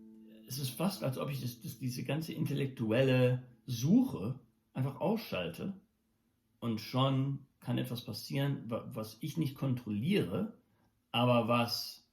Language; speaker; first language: German; non-native, local second language; English